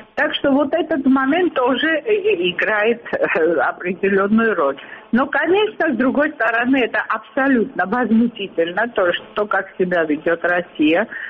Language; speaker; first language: Russian; non-native, local second language; Georgian